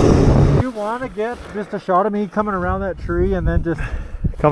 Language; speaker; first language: English; native; English